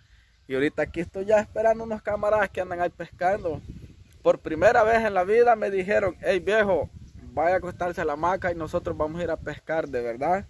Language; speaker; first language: Spanish; native; Spanish